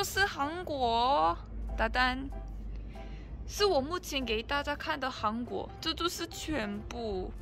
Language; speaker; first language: Chinese; non-native, fluent; Korean